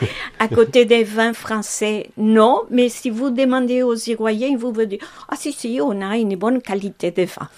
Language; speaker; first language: French; non-native, fluent; Spanish